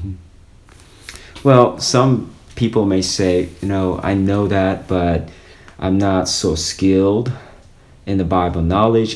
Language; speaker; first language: English; non-native, fluent; Korean